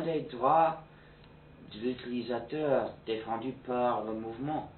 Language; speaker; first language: French; non-native, fluent; English